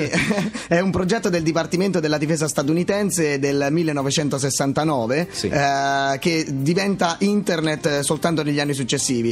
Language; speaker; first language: Italian; native; Italian